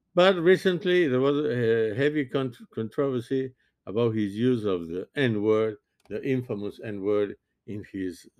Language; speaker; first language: English; non-native, fluent; French